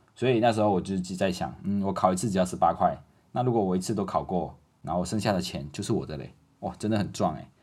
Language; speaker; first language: Chinese; native; Chinese